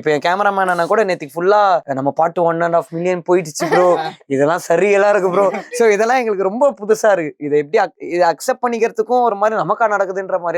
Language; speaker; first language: Tamil; native; Tamil